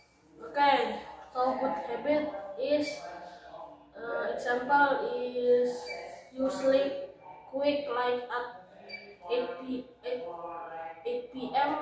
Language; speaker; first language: English; non-native, learner; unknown